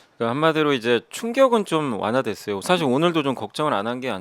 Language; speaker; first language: Korean; native; Korean